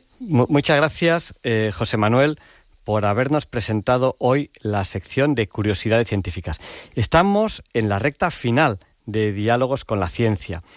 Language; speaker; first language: Spanish; native; Spanish